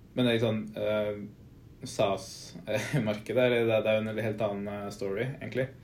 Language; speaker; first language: Norwegian; early bilingual, other home language; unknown